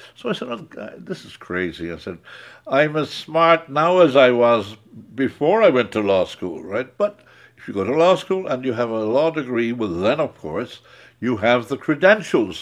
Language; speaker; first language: English; native; English